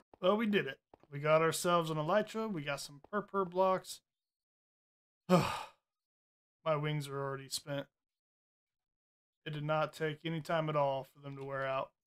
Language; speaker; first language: English; native; English